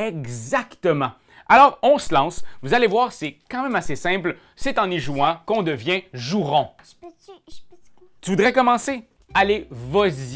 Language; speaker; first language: French; native; French